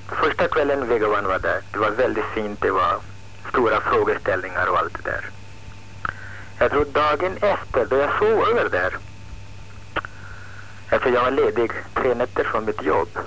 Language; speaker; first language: Swedish; non-native, fluent; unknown